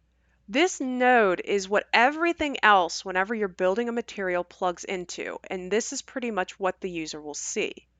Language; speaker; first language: English; native; English